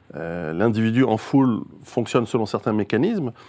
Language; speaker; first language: French; native; French